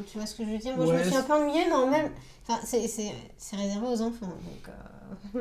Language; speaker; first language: French; native; French